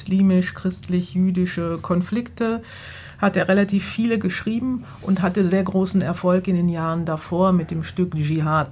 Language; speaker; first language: German; native; German